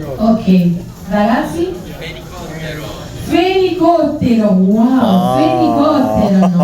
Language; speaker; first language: Italian; non-native, fluent; Spanish